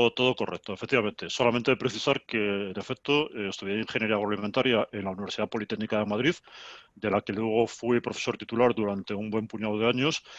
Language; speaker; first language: Spanish; native; Spanish